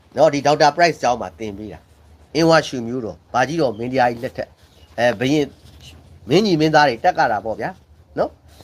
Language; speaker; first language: Burmese; native; Burmese